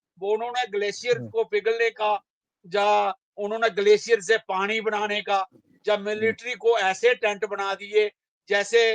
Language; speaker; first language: Hindi; non-native, local second language; Dogri